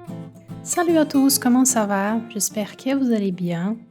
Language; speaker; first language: French; non-native, fluent; Portuguese